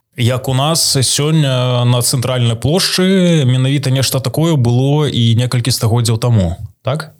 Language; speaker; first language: Belarusian; non-native, local second language; Russian